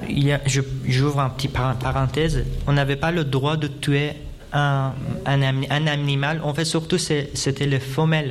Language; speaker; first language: French; non-native, fluent; Persian